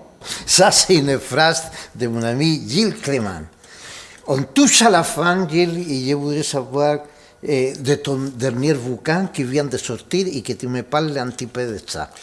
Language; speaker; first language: French; non-native, fluent; Spanish